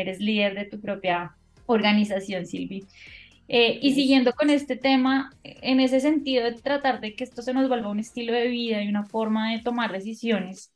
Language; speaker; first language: Spanish; native; Spanish